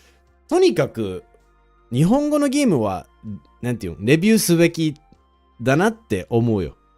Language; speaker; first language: Japanese; non-native, fluent; English